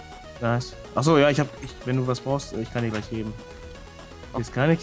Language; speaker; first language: German; native; German